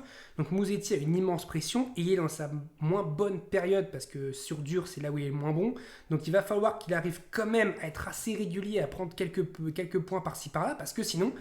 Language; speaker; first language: French; native; French